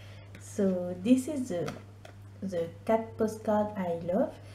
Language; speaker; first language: English; non-native, learner; French